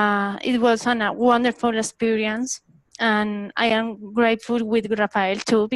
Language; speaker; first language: English; non-native, fluent; Spanish